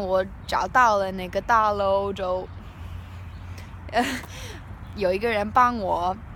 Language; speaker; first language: Chinese; non-native, learner; English